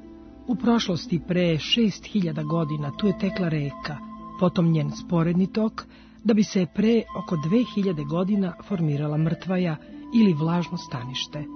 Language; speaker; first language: Serbian; native; Serbian